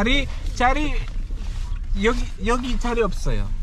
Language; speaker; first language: Korean; non-native, learner; Filipino